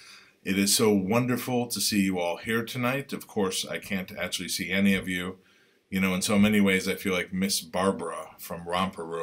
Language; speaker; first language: English; native; English